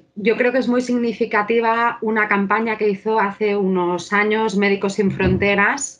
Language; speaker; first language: Spanish; native; Spanish